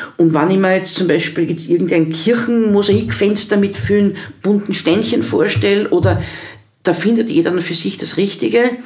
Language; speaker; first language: German; native; German